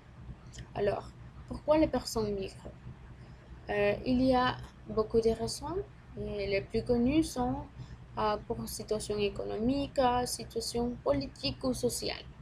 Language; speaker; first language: French; non-native, learner; Spanish